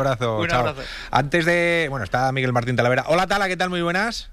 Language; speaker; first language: Spanish; native; Spanish